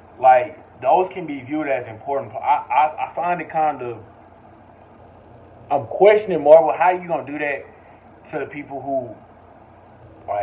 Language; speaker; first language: English; native; English